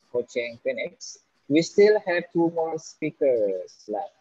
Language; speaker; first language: English; non-native, fluent; Indonesian